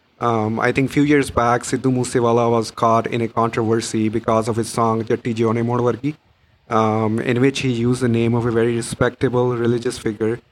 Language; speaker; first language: English; non-native, local second language; Punjabi